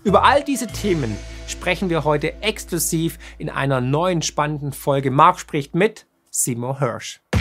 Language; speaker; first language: German; native; German